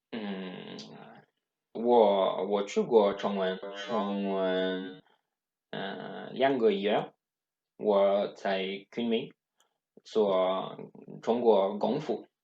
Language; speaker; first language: Chinese; non-native, learner; Swedish